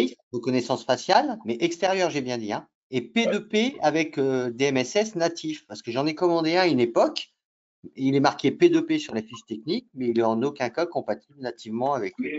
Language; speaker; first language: French; native; French